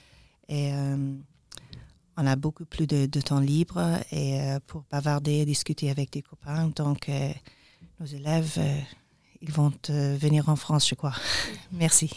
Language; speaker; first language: French; non-native, learner; English